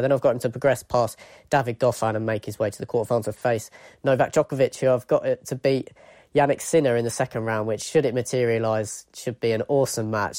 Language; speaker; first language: English; native; English